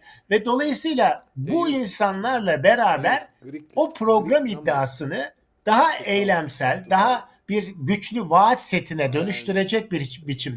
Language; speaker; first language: Turkish; native; Turkish